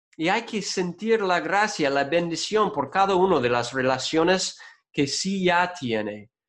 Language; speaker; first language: Spanish; non-native, fluent; English